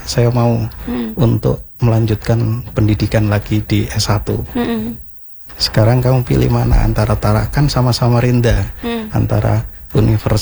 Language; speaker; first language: Indonesian; non-native, local second language; Javanese